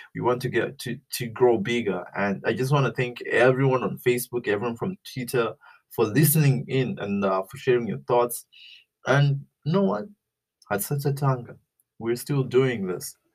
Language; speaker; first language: English; non-native, local second language; Shona